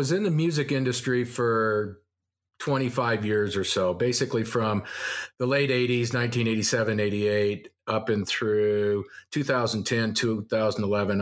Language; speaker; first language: English; native; English